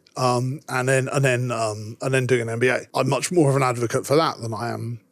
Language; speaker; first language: English; native; English